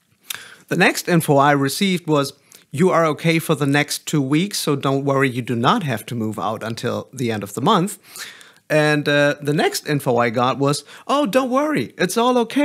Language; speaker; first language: English; non-native, fluent; German